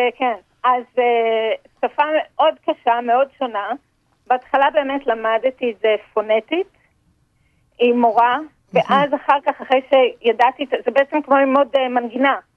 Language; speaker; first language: Hebrew; native; Hebrew